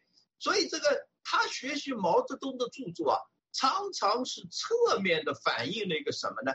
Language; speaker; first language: Chinese; native; Chinese